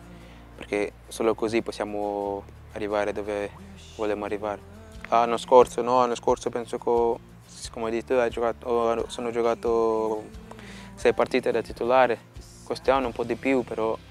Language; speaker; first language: Italian; non-native, fluent; Portuguese